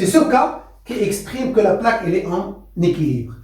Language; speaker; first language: French; non-native, local second language; Arabic